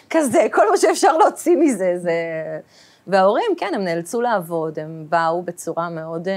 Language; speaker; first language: Hebrew; early bilingual, other home language; Russian